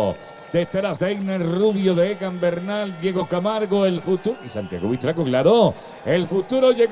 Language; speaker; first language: Spanish; native; Spanish